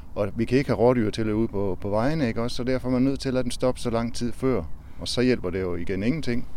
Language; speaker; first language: Danish; native; Danish